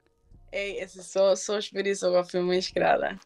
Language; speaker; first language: German; non-native, learner; Spanish